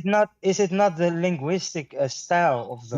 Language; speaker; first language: English; non-native, fluent; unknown